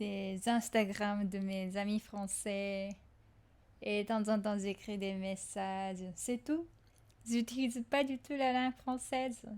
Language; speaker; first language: French; non-native, fluent; Japanese